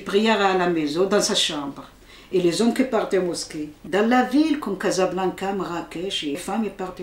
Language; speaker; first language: French; non-native, learner; Arabic